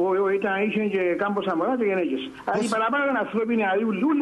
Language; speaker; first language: Greek; native; Greek